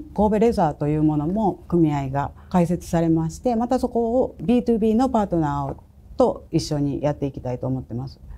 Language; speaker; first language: Japanese; native; Japanese